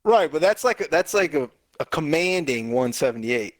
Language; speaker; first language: English; native; English